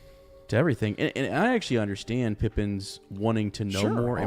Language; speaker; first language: English; native; English